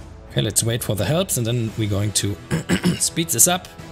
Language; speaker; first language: English; non-native, fluent; German